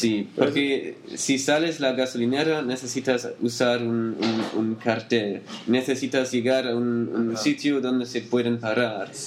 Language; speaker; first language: Spanish; non-native, learner; German